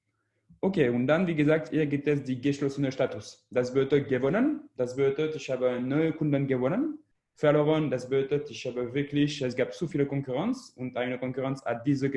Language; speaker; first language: German; non-native, learner; French